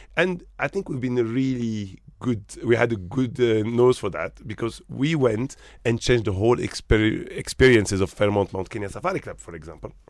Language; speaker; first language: English; non-native, fluent; Arabic